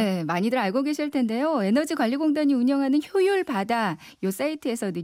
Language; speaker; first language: Korean; native; Korean